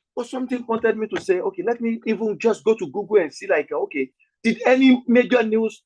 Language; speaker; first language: English; non-native, local second language; Yoruba